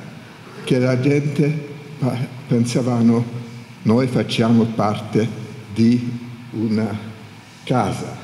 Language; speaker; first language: Italian; non-native, learner; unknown